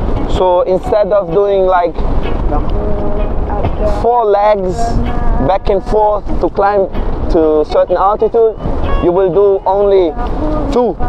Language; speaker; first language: English; non-native, fluent; Portuguese